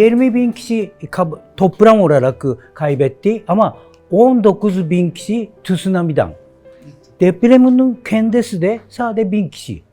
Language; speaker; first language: Turkish; non-native, learner; Japanese